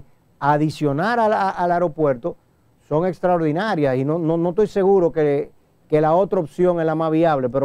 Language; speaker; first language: Spanish; native; Spanish